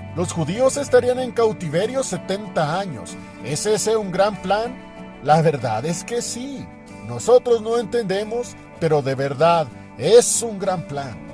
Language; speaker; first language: Spanish; native; Spanish